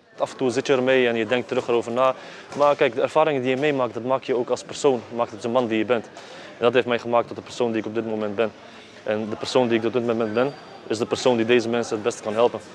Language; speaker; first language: Dutch; early bilingual, other home language; Bosnian